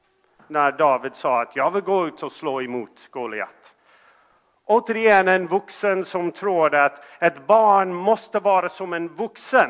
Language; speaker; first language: Swedish; non-native, fluent; English